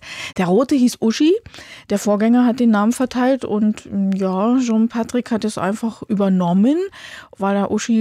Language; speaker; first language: German; native; German